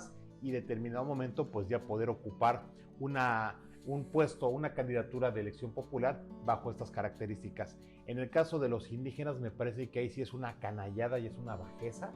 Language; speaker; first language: Spanish; native; Spanish